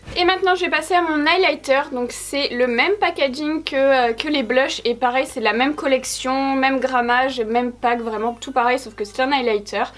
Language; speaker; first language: French; native; French